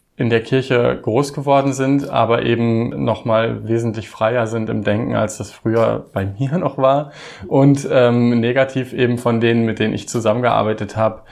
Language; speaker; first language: German; native; German